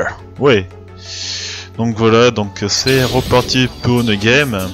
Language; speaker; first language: French; native; French